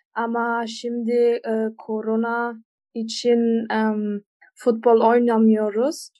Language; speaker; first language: Turkish; early bilingual, heritage; Turkish